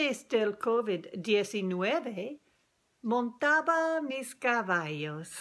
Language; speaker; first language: Spanish; non-native, fluent; English